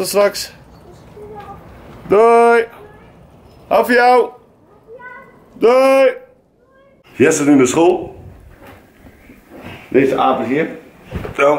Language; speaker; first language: Dutch; native; Dutch